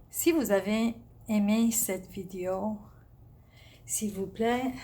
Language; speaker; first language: French; early bilingual, other home language; Italian